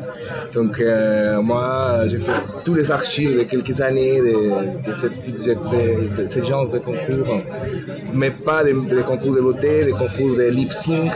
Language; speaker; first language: French; non-native, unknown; Spanish